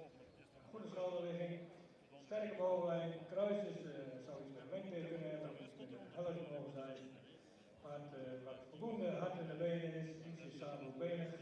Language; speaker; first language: Dutch; native; Dutch